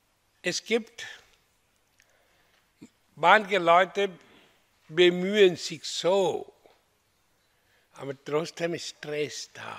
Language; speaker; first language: German; non-native, learner; Hindi